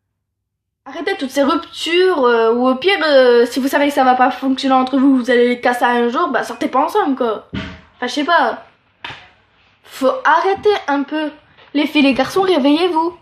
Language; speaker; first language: French; native; French